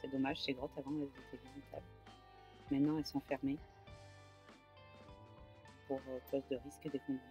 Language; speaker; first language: French; native; French